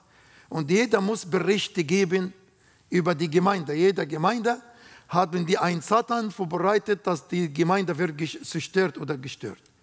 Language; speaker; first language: German; non-native, learner; Arabic